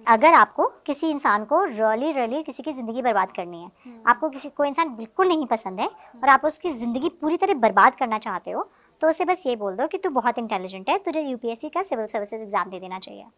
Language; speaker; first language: Hindi; native; Hindi